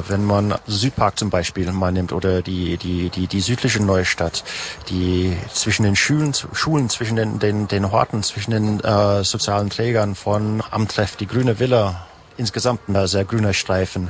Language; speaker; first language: German; native; German